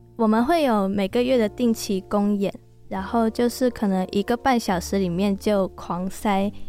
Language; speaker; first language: Chinese; non-native, local second language; Cantonese